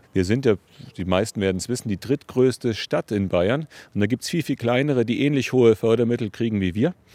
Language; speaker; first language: German; native; German